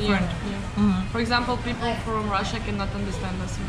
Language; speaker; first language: English; non-native, learner; Ukrainian